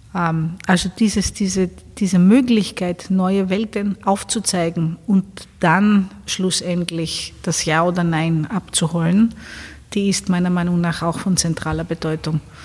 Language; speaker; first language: German; non-native, fluent; Greek